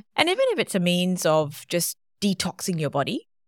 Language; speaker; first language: English; non-native, local second language; Tamil